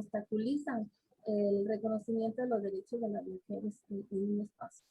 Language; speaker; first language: Spanish; native; Spanish